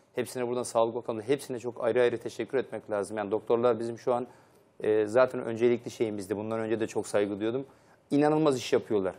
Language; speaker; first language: Turkish; native; Turkish